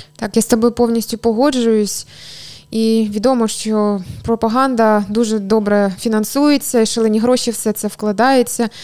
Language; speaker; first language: Ukrainian; native; Ukrainian